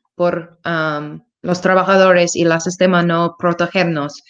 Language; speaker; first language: Spanish; non-native, learner; English